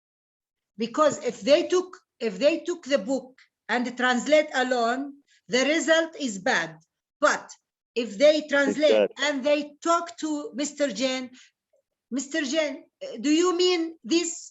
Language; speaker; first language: English; non-native, learner; Arabic